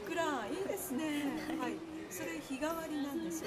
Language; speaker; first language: Japanese; native; Japanese